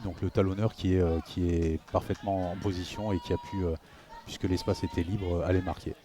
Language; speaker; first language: French; native; French